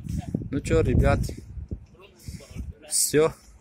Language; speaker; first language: Russian; non-native, fluent; Tajik